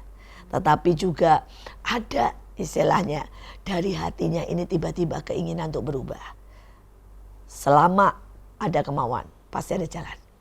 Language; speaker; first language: Indonesian; native; Indonesian